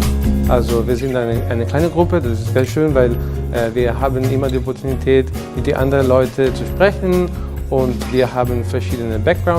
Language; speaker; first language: German; non-native, learner; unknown